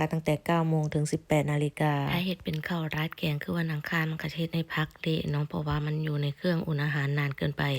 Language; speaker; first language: Thai; non-native, local second language; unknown